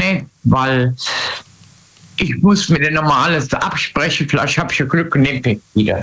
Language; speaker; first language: German; native; German